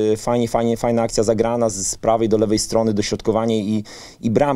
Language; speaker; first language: Polish; native; Polish